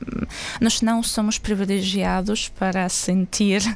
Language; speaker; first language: Portuguese; non-native, fluent; Ukrainian